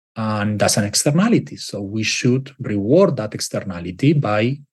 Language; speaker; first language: English; non-native, fluent; Spanish